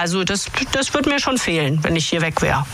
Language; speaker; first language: German; native; German